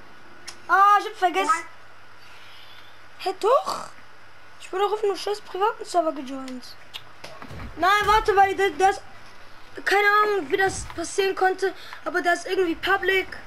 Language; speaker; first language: German; native; German